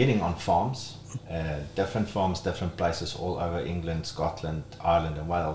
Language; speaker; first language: English; non-native, local second language; Afrikaans